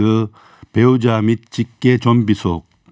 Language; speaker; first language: Korean; native; Korean